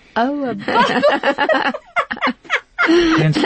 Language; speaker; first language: Yiddish; early bilingual, heritage; Yiddish